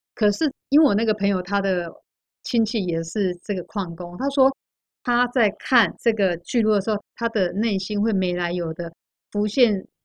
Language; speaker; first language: Chinese; native; Chinese